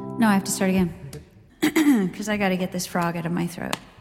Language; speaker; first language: English; native; English